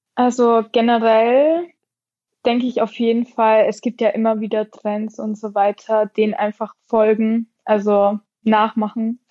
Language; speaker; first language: German; native; German